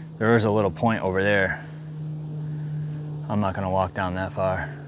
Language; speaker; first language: English; native; English